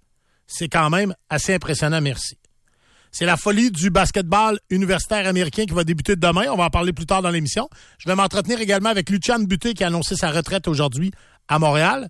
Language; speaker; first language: French; native; French